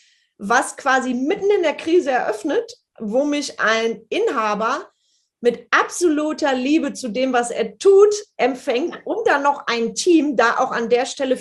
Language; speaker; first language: German; native; German